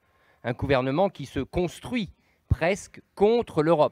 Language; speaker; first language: French; native; French